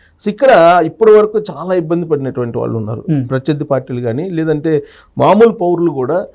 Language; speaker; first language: Telugu; native; Telugu